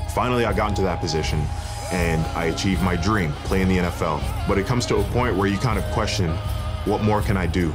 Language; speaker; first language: English; native; English